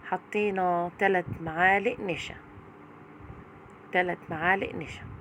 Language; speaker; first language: Arabic; native; Arabic